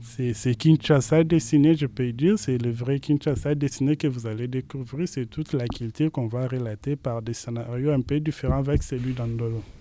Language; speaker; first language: French; non-native, local second language; Lingala